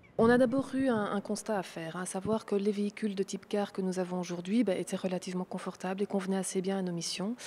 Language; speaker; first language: French; native; French